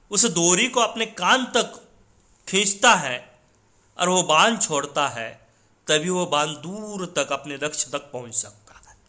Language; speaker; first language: Hindi; non-native, local second language; Marathi